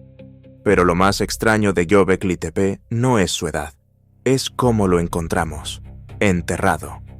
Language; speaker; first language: Spanish; native; Spanish